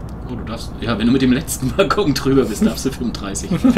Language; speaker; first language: German; native; German